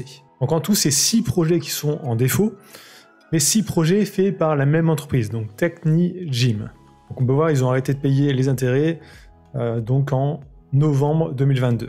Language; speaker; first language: French; native; French